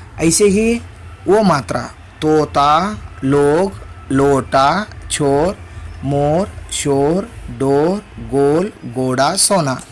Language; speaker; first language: Hindi; non-native, local second language; Kannada